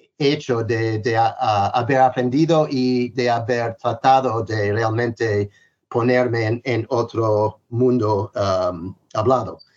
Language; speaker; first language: Spanish; non-native, fluent; English